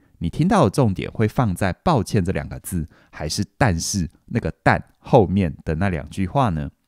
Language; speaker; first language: Chinese; native; Chinese